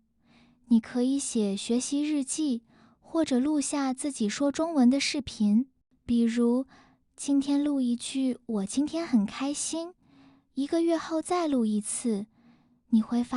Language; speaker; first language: Chinese; non-native, fluent; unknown